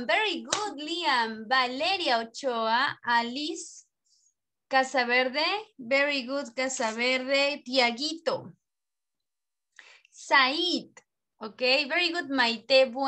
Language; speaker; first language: English; non-native, learner; Spanish